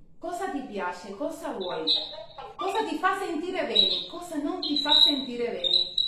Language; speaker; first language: Italian; non-native, fluent; Spanish